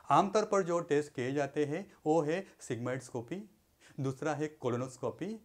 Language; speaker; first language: Hindi; non-native, local second language; Marathi